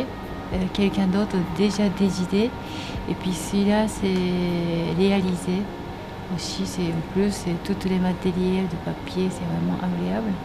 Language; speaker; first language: French; non-native, learner; Japanese